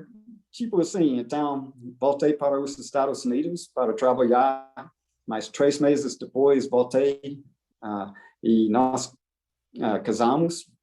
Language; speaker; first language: Portuguese; non-native, fluent; English